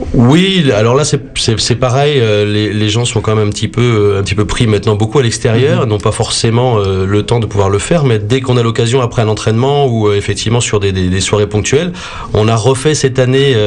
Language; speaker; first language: French; native; French